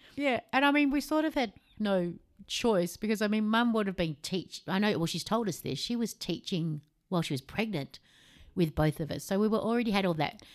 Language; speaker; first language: English; native; English